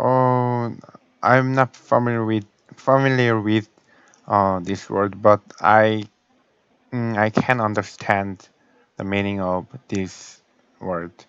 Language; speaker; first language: English; non-native, learner; Korean